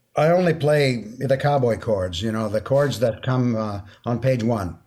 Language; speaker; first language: English; early bilingual, other home language; French